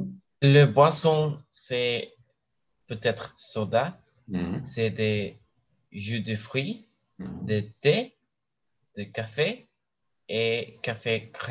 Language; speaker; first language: French; non-native, learner; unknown